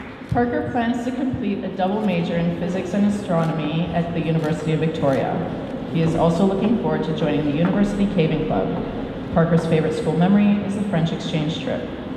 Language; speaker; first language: English; native; English